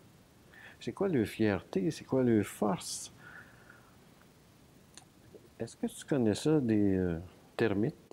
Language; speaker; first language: French; native; French